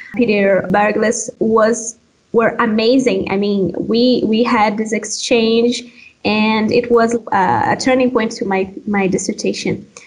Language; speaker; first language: English; non-native, fluent; Portuguese